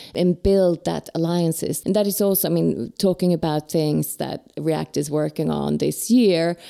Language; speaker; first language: English; non-native, fluent; Swedish